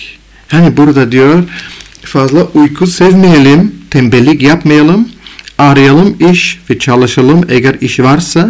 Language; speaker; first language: Turkish; non-native, fluent; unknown